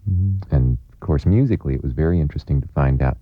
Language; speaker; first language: English; native; English